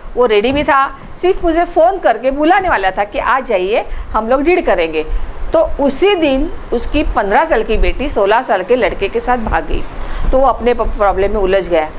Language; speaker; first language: Hindi; non-native, local second language; Marathi